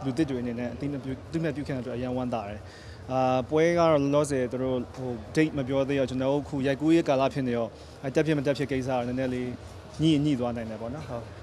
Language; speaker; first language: Burmese; native; Burmese